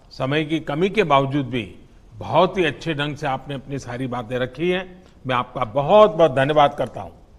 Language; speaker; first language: Hindi; non-native, local second language; Gujarati